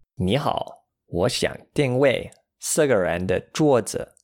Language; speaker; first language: Chinese; non-native, learner; English